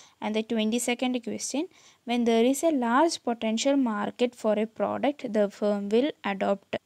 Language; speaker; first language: English; non-native, local second language; Malayalam